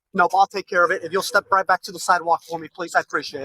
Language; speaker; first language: English; native; English